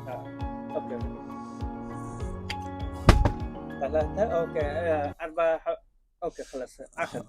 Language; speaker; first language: Arabic; non-native, learner; Bangla